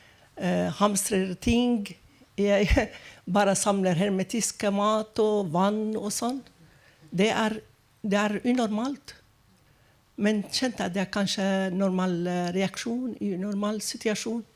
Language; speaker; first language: Norwegian; non-native, fluent; Arabic